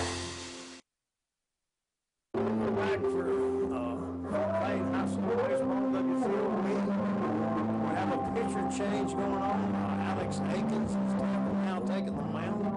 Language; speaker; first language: English; native; English